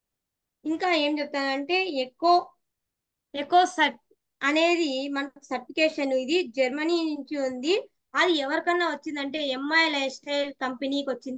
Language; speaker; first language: Telugu; native; Telugu